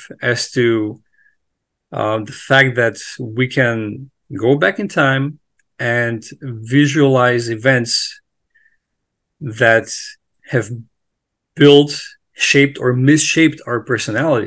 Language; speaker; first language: English; non-native, fluent; Macedonian